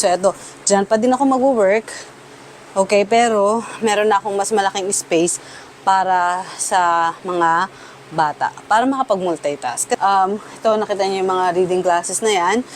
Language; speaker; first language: Filipino; native; Filipino